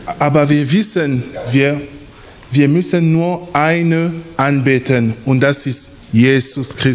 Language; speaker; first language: German; non-native, fluent; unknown